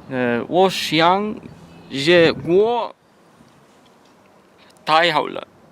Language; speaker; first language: Chinese; non-native, learner; English